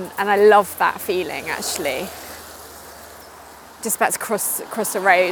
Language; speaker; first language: English; native; English